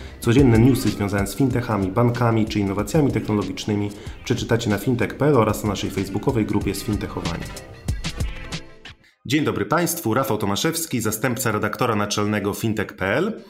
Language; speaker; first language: Polish; native; Polish